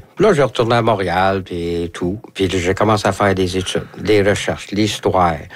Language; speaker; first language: French; non-native, local second language; English